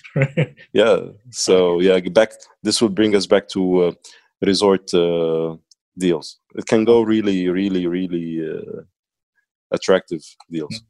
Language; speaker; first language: English; non-native, fluent; Arabic